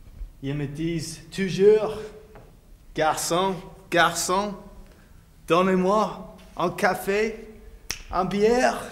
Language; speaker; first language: French; non-native, learner; Finnish